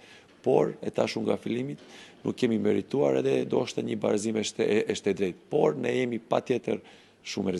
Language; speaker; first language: Albanian; non-native, learner; Serbian